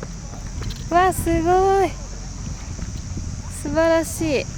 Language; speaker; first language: Japanese; native; Japanese